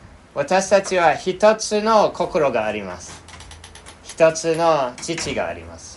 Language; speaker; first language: Japanese; non-native, fluent; English